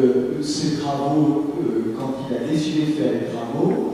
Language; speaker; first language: French; native; French